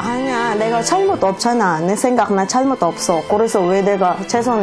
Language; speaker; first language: Korean; non-native, learner; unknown